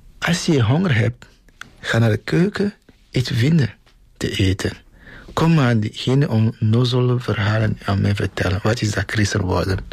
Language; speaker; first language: Dutch; non-native, fluent; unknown